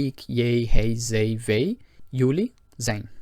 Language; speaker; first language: Dutch; non-native, fluent; Portuguese